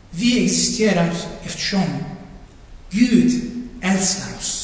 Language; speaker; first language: Swedish; non-native, fluent; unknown